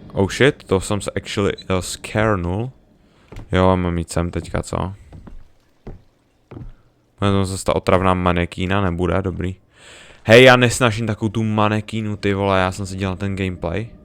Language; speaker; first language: Czech; native; Czech